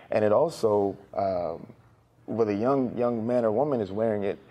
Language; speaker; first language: English; native; English